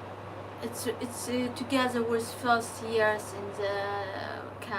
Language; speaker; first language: English; non-native, learner; Ukrainian